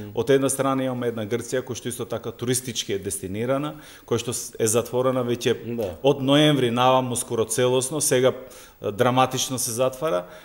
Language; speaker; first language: Macedonian; non-native, local second language; Albanian